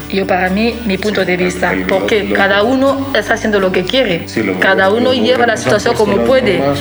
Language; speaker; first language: Spanish; non-native, fluent; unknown